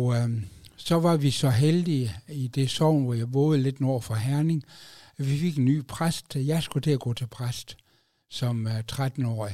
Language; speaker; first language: Danish; native; Danish